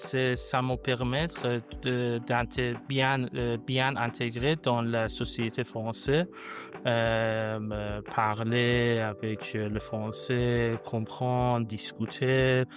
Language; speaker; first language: French; non-native, learner; Persian